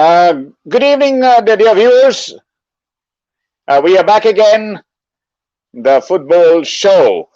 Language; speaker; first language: English; non-native, local second language; Bangla